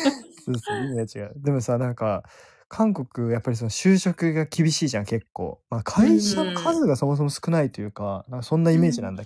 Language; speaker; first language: Japanese; native; Japanese